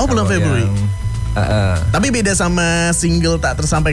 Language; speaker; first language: Indonesian; native; Indonesian